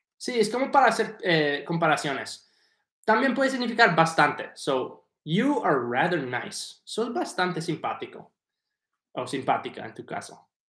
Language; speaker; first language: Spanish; non-native, fluent; English